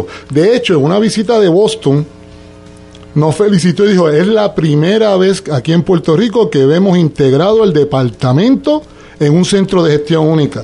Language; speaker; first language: Spanish; native; Spanish